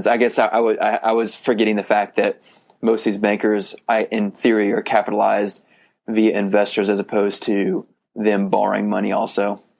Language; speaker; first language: English; native; English